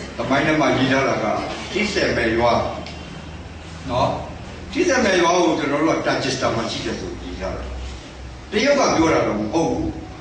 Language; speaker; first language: Burmese; non-native, local second language; S'gaw Karen